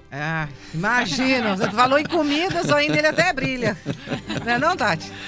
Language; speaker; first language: Portuguese; native; Portuguese